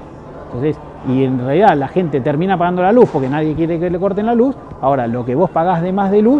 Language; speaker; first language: Spanish; native; Spanish